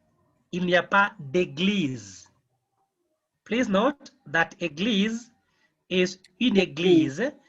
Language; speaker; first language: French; non-native, fluent; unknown